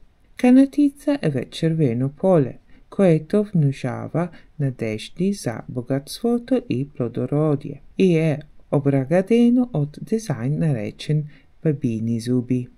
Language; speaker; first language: Bulgarian; non-native, learner; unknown